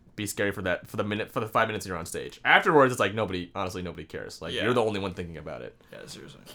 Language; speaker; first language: English; native; English